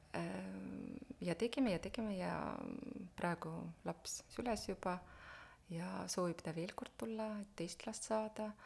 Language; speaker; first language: Estonian; non-native, local second language; Russian